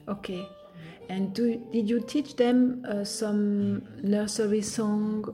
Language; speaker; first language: English; non-native, fluent; French